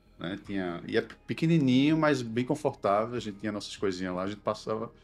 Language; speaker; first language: Portuguese; native; Portuguese